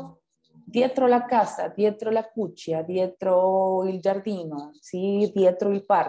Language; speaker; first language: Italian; non-native, fluent; Spanish